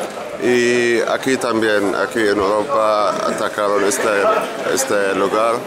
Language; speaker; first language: Spanish; non-native, learner; Arabic